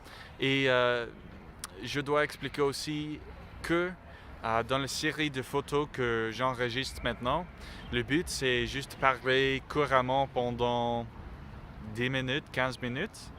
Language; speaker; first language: French; non-native, learner; English